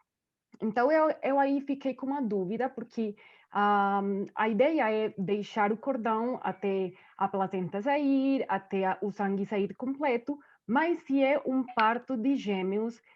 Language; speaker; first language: Portuguese; non-native, fluent; Spanish